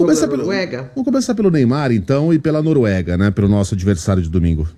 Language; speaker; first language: Portuguese; native; Portuguese